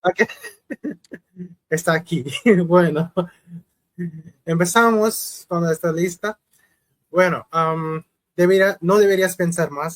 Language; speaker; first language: Spanish; non-native, learner; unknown